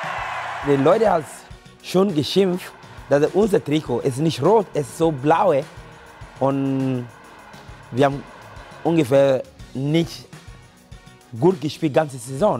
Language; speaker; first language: German; non-native, fluent; Akan